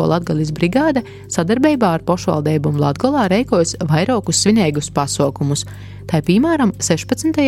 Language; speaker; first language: Latvian; native; Latvian